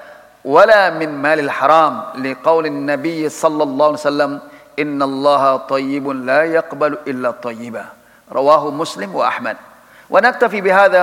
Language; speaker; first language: Arabic; non-native, fluent; Indonesian